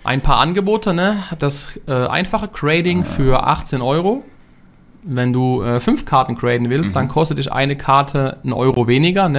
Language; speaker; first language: German; native; German